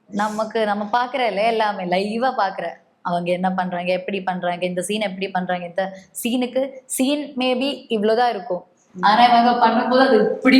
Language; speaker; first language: Tamil; non-native, learner; Malayalam